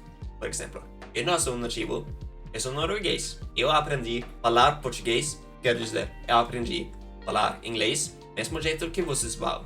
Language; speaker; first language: Portuguese; non-native, fluent; Norwegian